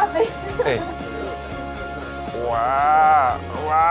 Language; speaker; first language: Chinese; native; Chinese